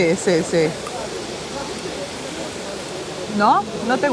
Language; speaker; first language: Spanish; non-native, fluent; Bosnian